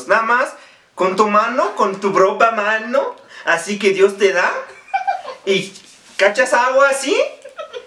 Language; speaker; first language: Spanish; non-native, fluent; Arabic